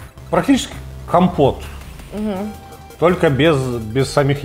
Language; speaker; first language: Russian; native; Russian